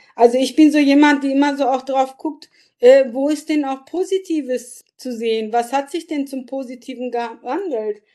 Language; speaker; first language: German; early bilingual, other home language; Turkish